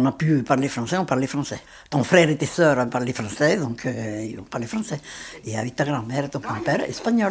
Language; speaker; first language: French; non-native, fluent; Spanish